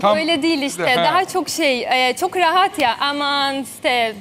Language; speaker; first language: Turkish; non-native, fluent; Portuguese